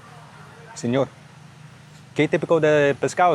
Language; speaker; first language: Spanish; non-native, learner; English